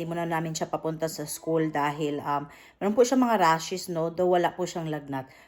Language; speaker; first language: Filipino; native; Filipino